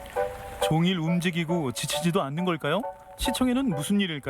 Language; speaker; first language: Korean; native; Korean